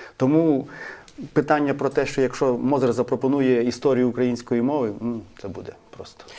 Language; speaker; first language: Ukrainian; native; Ukrainian